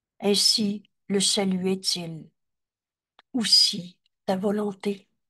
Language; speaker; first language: French; native; French